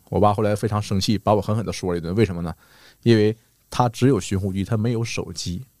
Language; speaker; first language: Chinese; native; Chinese